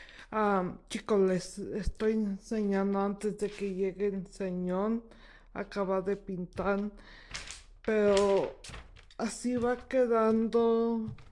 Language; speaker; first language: Spanish; early bilingual, heritage; Spanish